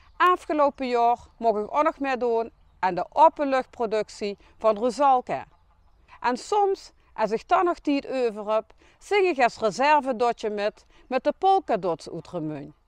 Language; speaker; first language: Dutch; native; Dutch